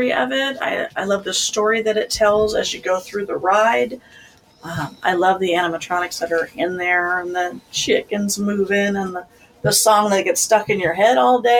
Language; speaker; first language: English; native; English